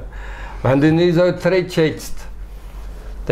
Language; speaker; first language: German; non-native, local second language; Plautdietsch